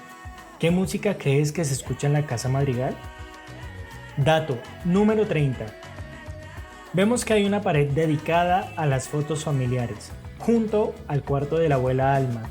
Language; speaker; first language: Spanish; native; Spanish